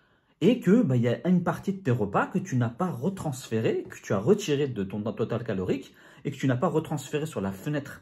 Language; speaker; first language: French; native; French